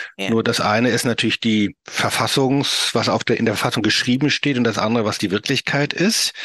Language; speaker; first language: German; native; German